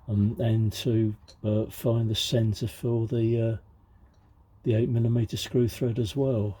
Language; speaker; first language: English; native; English